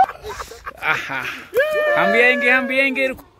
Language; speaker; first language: Hindi; non-native, local second language; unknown